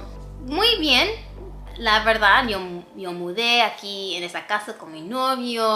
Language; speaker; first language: Spanish; non-native, fluent; English